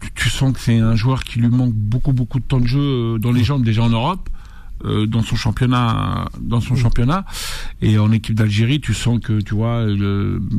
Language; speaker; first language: French; native; French